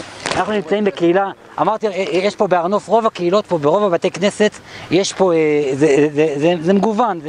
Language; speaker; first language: Hebrew; native; Hebrew